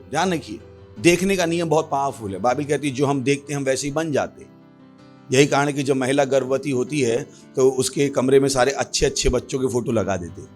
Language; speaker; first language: Hindi; native; Hindi